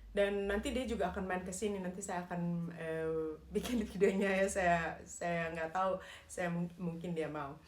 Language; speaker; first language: Indonesian; native; Indonesian